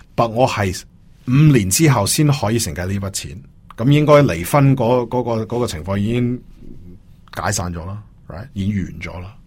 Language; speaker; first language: Cantonese; early bilingual, heritage; Cantonese